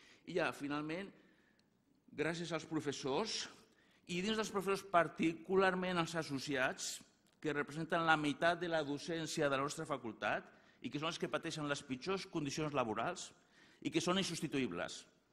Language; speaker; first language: Catalan; native; Catalan